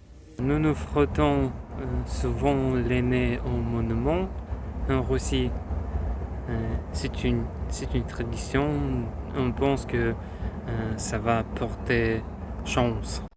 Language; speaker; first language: French; non-native, learner; Russian